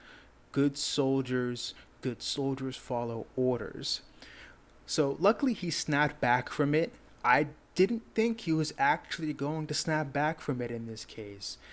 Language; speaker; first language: English; native; English